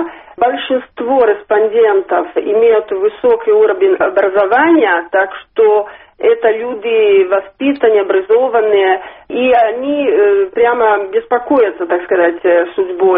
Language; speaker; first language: Russian; non-native, fluent; Italian